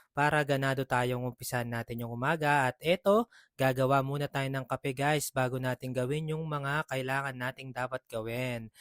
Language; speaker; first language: Filipino; native; Filipino